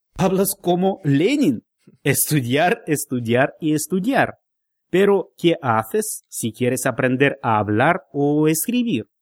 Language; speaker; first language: Spanish; non-native, learner; Russian